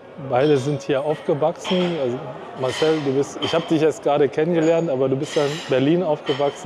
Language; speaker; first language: German; early bilingual, other home language; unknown